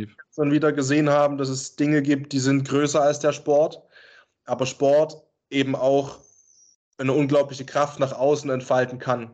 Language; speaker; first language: German; native; German